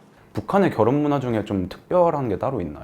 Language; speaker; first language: Korean; native; Korean